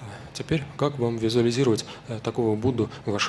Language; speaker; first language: Russian; native; Russian